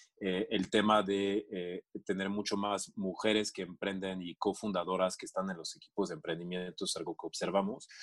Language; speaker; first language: Spanish; non-native, fluent; French